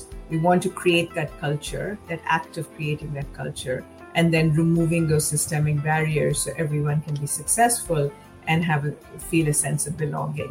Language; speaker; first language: English; non-native, local second language; Hindi